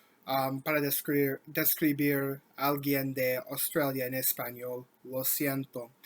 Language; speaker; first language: Spanish; non-native, learner; English